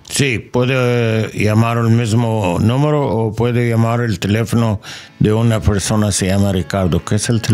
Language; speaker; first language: Spanish; non-native, learner; English